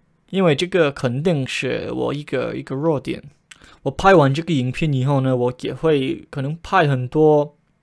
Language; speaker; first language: Chinese; non-native, fluent; English